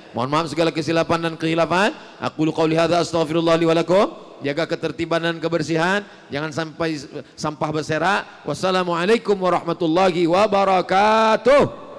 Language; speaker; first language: Malay; native; Malay